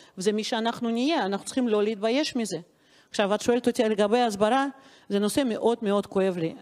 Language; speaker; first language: Hebrew; non-native, fluent; Russian